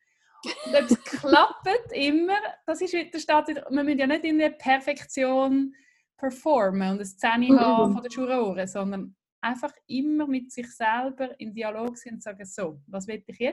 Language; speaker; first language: German; native; German